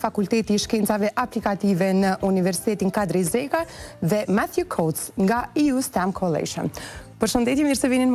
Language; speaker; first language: Albanian; native; Albanian